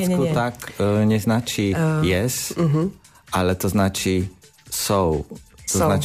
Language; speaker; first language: Polish; non-native, learner; Slovak